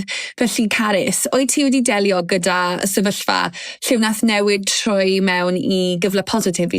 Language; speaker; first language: Welsh; native; Welsh